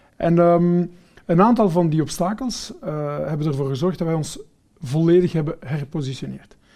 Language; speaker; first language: Dutch; early bilingual, other home language; Portuguese